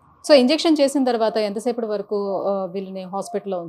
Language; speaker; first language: Telugu; native; Telugu